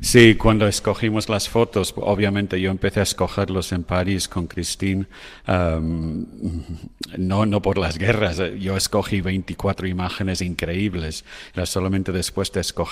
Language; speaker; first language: Spanish; non-native, fluent; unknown